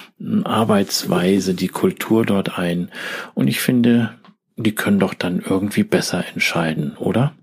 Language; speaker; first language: German; native; German